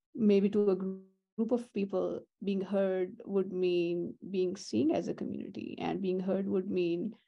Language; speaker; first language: English; non-native, local second language; Urdu